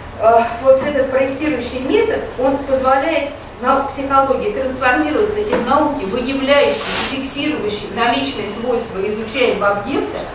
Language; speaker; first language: Russian; native; Russian